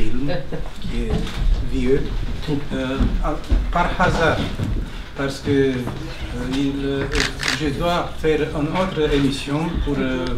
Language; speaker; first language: French; non-native, learner; Romanian